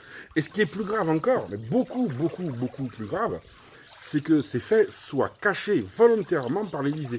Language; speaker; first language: French; native; French